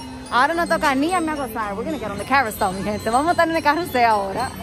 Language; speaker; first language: Spanish; early bilingual, heritage; Spanish